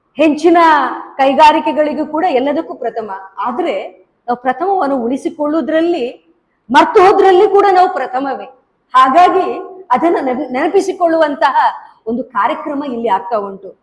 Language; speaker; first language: Kannada; non-native, local second language; Tulu